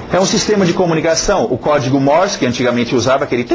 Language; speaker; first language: Portuguese; non-native, fluent; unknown